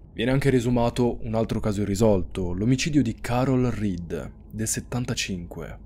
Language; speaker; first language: Italian; native; Italian